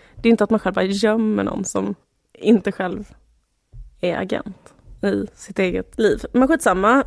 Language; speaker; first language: Swedish; native; Swedish